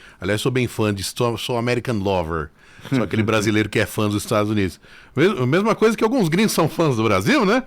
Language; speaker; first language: Portuguese; native; Portuguese